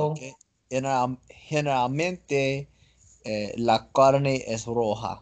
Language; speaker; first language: Spanish; non-native, learner; English